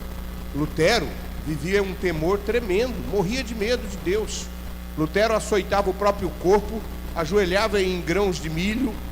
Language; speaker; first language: Portuguese; native; Portuguese